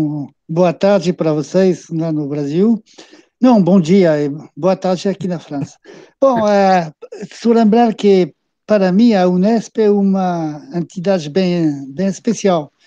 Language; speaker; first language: Portuguese; non-native, fluent; French